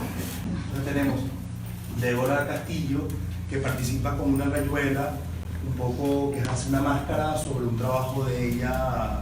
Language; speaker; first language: Spanish; native; Spanish